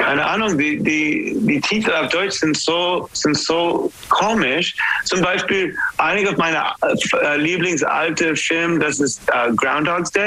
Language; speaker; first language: German; non-native, learner; English